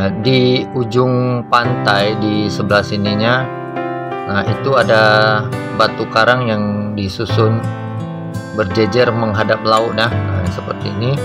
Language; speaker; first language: Indonesian; native; Indonesian